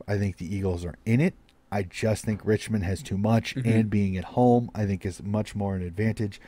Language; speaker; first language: English; native; English